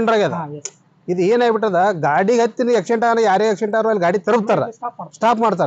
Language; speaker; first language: Kannada; native; Kannada